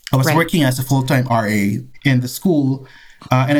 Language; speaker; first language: English; non-native, local second language; Filipino